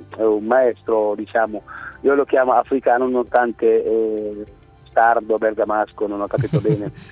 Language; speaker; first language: Italian; non-native, fluent; Wolof